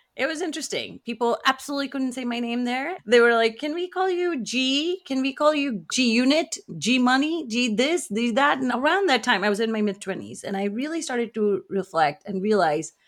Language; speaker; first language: English; non-native, local second language; Gujarati